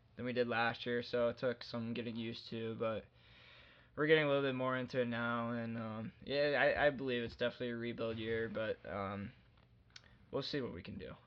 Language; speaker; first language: English; native; English